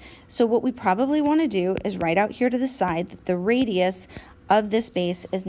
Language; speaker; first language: English; native; English